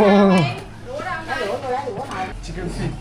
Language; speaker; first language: English; non-native, learner; French